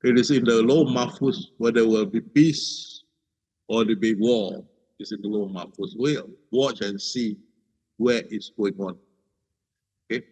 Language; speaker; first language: English; non-native, local second language; Malay